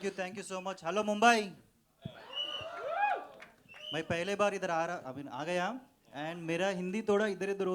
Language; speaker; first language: Hindi; non-native, local second language; Telugu